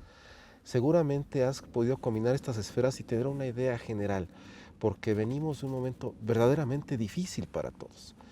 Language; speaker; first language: Spanish; native; Spanish